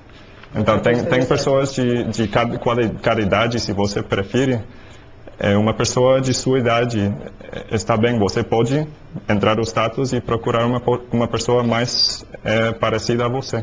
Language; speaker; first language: Portuguese; non-native, learner; English